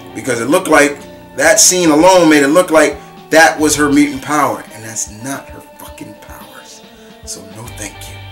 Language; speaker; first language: English; native; English